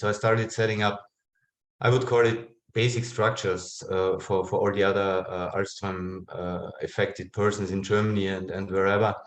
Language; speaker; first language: English; non-native, fluent; German